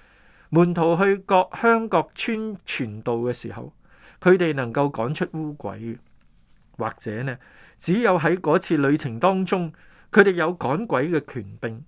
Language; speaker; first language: Chinese; non-native, local second language; Cantonese